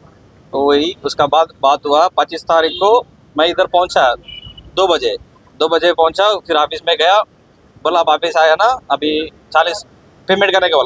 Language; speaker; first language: Hindi; non-native, local second language; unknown